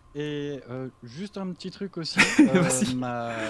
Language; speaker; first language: French; native; French